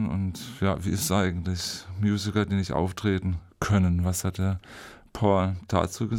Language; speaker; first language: German; native; German